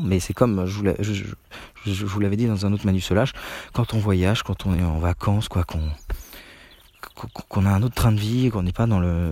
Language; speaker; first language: French; native; French